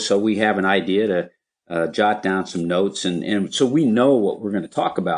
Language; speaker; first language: English; native; English